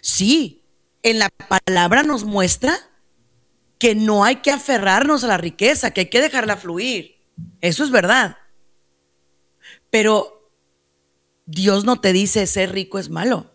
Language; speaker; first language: Spanish; native; Spanish